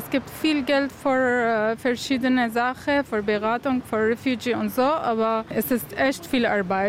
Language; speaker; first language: German; non-native, learner; Arabic